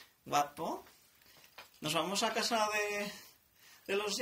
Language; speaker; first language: Spanish; native; Spanish